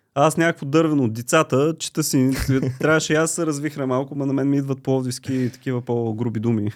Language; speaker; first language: Bulgarian; native; Bulgarian